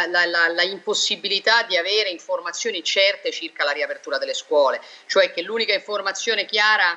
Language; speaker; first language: Italian; native; Italian